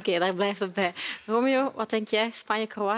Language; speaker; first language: Dutch; native; Dutch